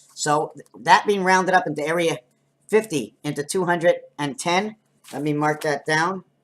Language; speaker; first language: English; native; English